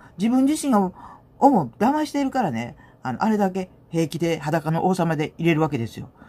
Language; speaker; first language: Japanese; native; Japanese